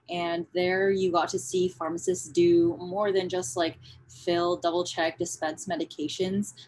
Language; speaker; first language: English; native; English